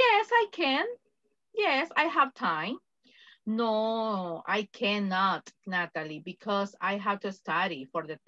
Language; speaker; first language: English; non-native, fluent; Spanish